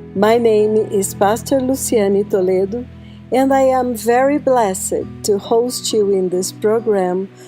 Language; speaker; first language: English; non-native, fluent; Portuguese